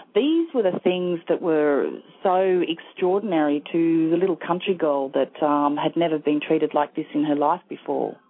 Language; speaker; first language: English; native; English